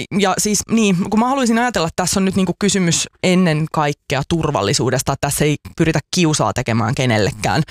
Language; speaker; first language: Finnish; native; Finnish